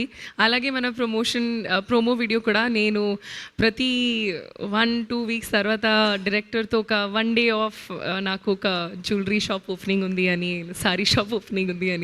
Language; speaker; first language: Telugu; non-native, learner; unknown